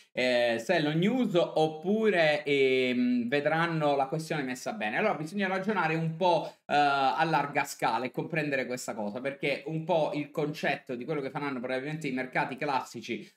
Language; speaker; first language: Italian; native; Italian